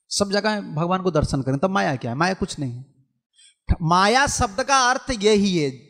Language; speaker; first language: Hindi; non-native, local second language; Odia